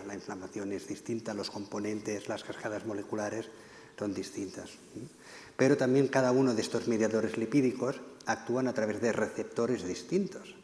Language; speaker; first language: Spanish; native; Spanish